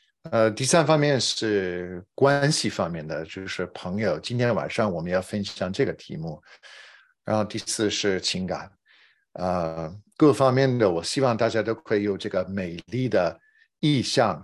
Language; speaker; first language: Chinese; non-native, fluent; English